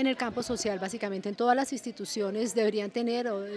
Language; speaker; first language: Spanish; native; Spanish